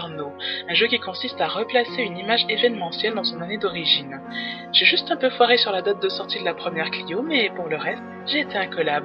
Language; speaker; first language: French; native; French